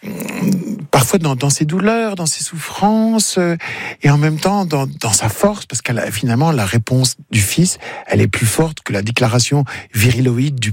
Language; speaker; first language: French; native; French